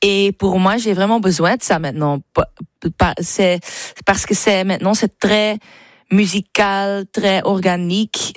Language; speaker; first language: French; non-native, learner; English